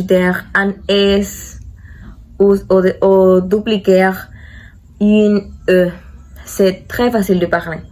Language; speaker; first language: French; non-native, learner; Spanish